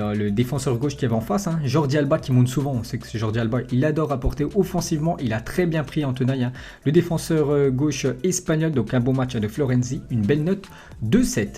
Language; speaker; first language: French; native; French